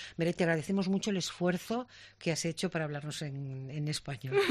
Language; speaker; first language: Spanish; native; Spanish